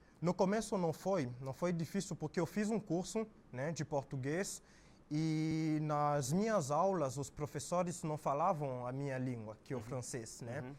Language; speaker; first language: Portuguese; non-native, fluent; Lingala